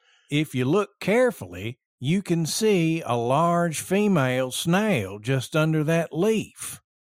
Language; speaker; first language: English; early bilingual, other home language; Spanish